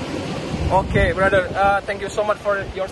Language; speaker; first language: English; non-native, learner; Indonesian